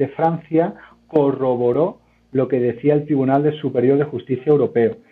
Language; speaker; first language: Spanish; native; Spanish